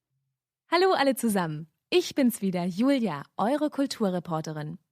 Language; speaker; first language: German; native; German